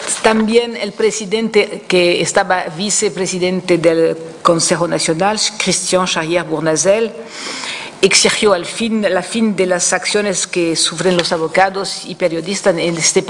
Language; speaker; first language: Spanish; non-native, fluent; French